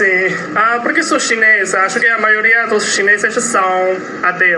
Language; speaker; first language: Portuguese; non-native, learner; Chinese